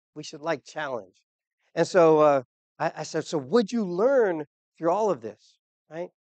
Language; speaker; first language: English; native; English